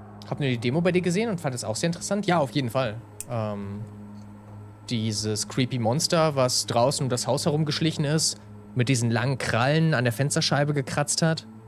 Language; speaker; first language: German; native; German